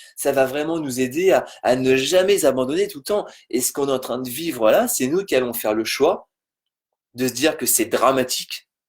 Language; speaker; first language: French; native; French